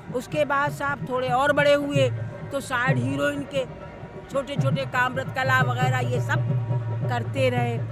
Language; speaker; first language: Hindi; native; Hindi